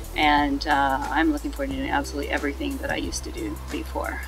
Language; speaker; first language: English; native; English